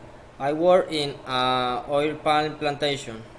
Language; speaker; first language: English; non-native, learner; Spanish